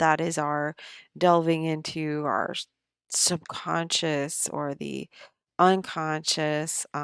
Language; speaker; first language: English; native; English